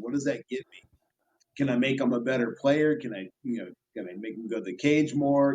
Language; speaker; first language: English; native; English